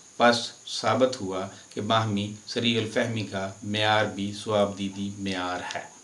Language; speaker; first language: Urdu; non-native, local second language; Punjabi